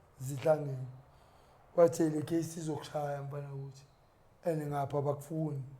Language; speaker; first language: Zulu; native; Zulu